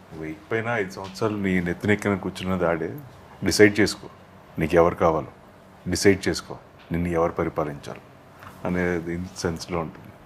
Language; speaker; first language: Telugu; native; Telugu